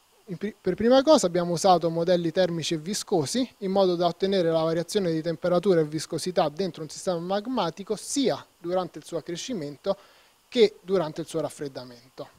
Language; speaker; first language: Italian; native; Italian